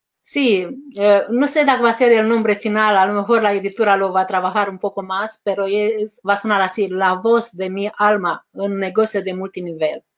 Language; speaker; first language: Spanish; non-native, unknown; Romanian